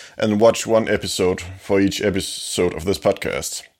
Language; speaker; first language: English; non-native, fluent; Danish